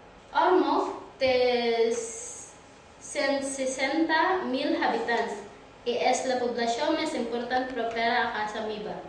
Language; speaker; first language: Catalan; non-native, learner; Cebuano